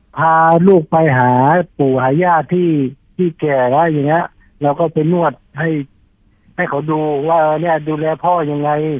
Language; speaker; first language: Thai; native; Thai